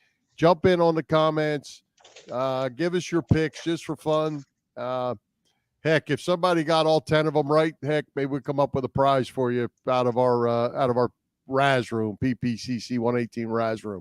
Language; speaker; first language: English; native; English